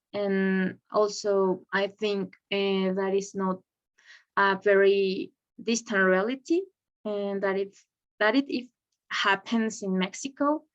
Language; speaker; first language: English; non-native, learner; Spanish